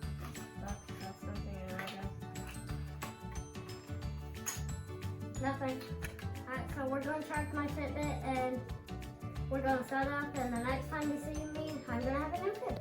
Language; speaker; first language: English; native; English